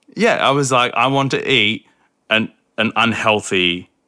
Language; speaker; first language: English; early bilingual, other home language; Hindi